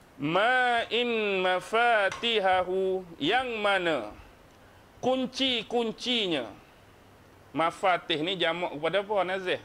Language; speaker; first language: Malay; native; Malay